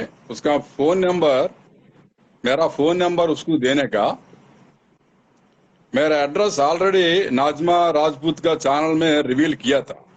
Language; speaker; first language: Hindi; non-native, local second language; Telugu